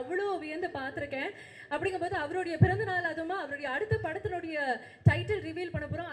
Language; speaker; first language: Tamil; native; Tamil